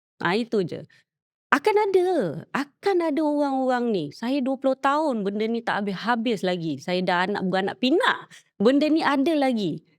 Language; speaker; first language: Malay; native; Malay